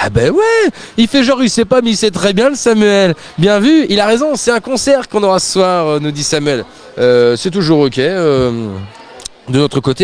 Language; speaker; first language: French; native; French